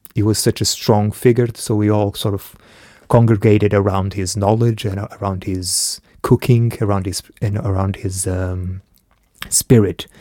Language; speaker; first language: English; early bilingual, other home language; Portuguese